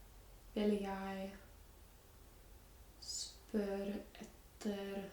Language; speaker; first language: Norwegian; non-native, learner; English